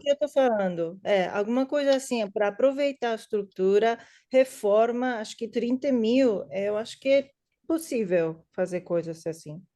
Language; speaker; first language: Portuguese; non-native, learner; English